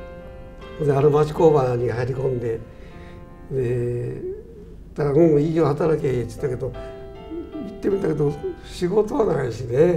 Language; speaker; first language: Japanese; native; Japanese